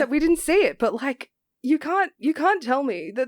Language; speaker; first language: English; native; English